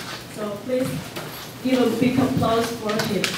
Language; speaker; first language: English; non-native, learner; Indonesian